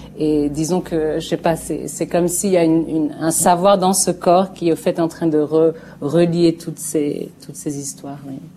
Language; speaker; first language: French; non-native, fluent; English